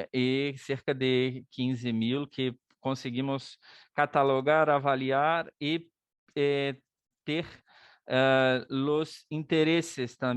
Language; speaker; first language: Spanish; non-native, learner; Portuguese